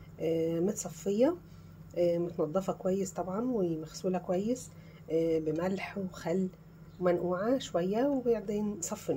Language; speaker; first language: Arabic; native; Arabic